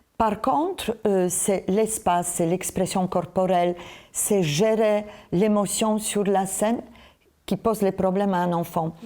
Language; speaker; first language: French; non-native, fluent; Polish